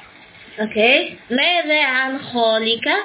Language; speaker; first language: Arabic; non-native, fluent; Indonesian